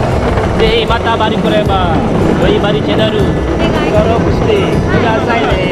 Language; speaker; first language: Japanese; non-native, fluent; Indonesian